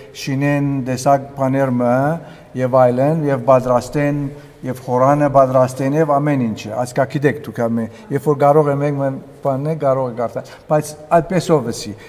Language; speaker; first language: Armenian; early bilingual, heritage; Armenian